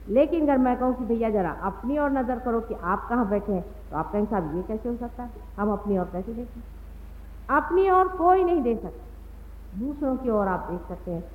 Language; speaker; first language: Hindi; non-native, local second language; Marathi